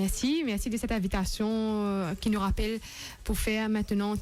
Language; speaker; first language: French; non-native, local second language; Morisyen